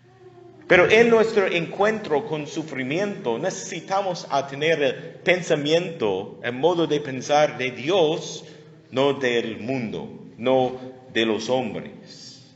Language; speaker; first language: Spanish; non-native, fluent; English